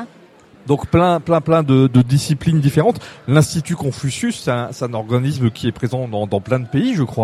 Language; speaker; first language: French; native; French